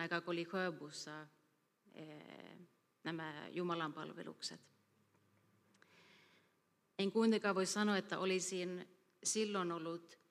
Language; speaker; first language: Finnish; early bilingual, heritage; Finnish